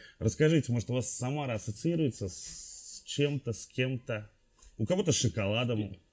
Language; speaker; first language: Russian; native; Russian